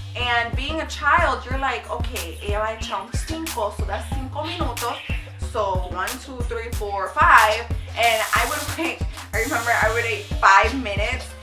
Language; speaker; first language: English; native; English